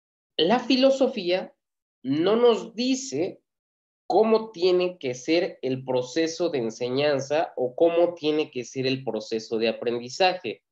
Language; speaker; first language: Spanish; native; Spanish